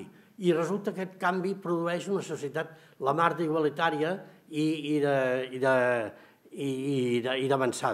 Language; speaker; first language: Catalan; native; Catalan